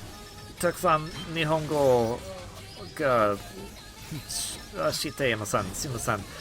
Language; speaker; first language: Japanese; non-native, learner; English